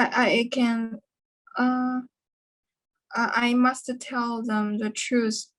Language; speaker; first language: English; non-native, learner; Chinese